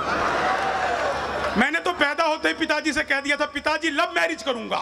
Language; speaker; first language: Hindi; native; Hindi